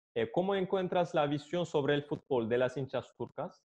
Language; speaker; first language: Spanish; non-native, fluent; Turkish